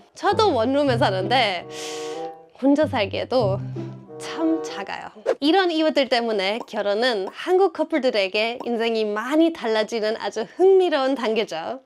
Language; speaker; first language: Korean; non-native, fluent; German